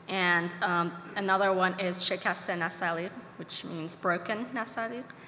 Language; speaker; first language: English; non-native, fluent; Persian